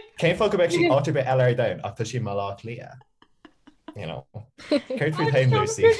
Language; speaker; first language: Irish; native; Irish